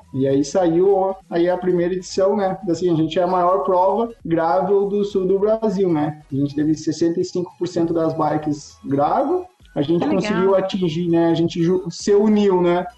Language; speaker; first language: Portuguese; native; Portuguese